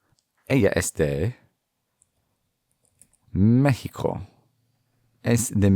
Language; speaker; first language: Spanish; non-native, learner; English